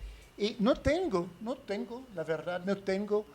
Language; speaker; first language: Spanish; non-native, fluent; French